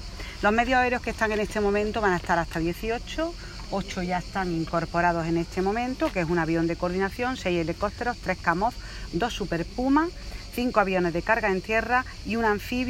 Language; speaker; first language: Spanish; native; Spanish